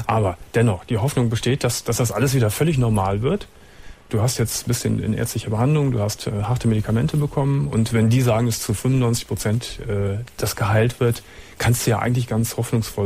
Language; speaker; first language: German; native; German